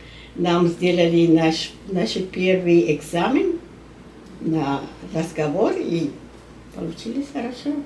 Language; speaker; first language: Russian; non-native, learner; Spanish